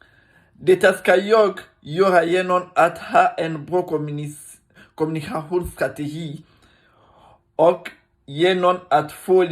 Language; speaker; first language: Swedish; non-native, learner; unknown